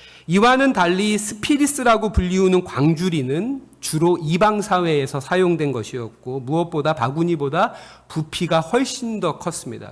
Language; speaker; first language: Korean; native; Korean